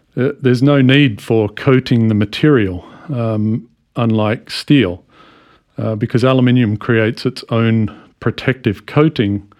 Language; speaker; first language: English; native; English